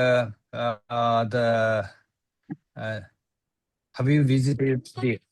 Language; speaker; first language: English; non-native, learner; Japanese